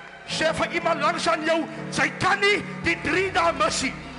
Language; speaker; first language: Afrikaans; early bilingual, heritage; Afrikaans